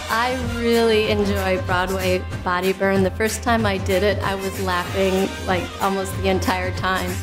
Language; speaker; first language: English; native; English